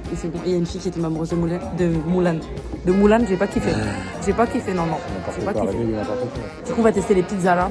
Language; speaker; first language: French; native; French